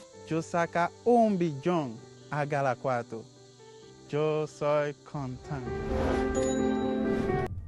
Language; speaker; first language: Spanish; non-native, learner; Haitian Creole